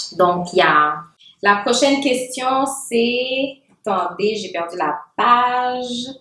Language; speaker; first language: French; non-native, local second language; Haitian Creole